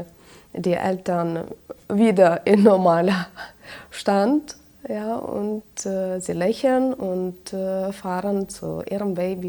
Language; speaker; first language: German; non-native, fluent; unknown